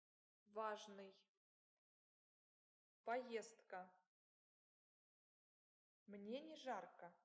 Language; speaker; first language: Russian; non-native, learner; English